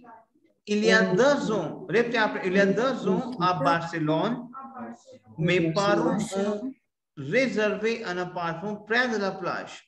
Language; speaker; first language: French; non-native, fluent; Hindi